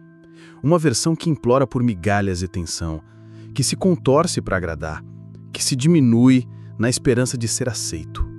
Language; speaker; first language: Portuguese; native; Portuguese